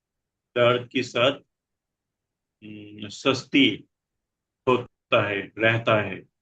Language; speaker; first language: Hindi; non-native, learner; Bangla